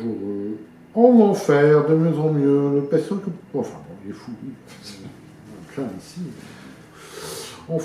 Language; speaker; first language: French; native; French